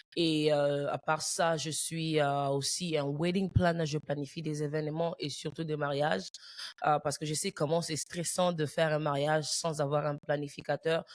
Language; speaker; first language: French; early bilingual, heritage; French